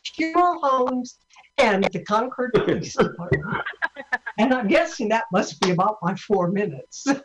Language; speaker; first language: English; native; English